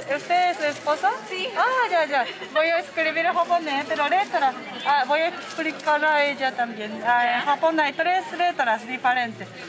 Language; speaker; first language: Spanish; non-native, learner; Japanese